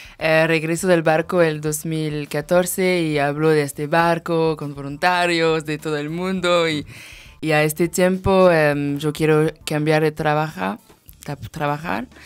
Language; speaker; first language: Spanish; non-native, learner; French